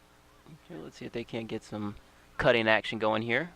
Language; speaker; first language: English; native; English